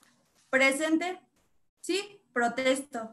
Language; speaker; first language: Spanish; native; Spanish